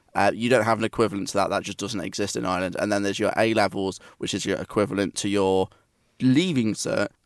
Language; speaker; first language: English; native; English